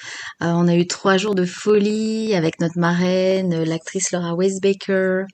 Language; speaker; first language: French; native; French